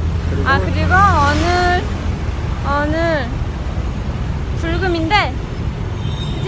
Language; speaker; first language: Korean; non-native, fluent; Romanian